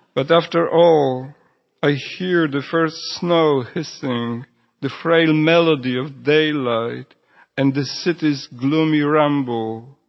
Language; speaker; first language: English; non-native, fluent; Polish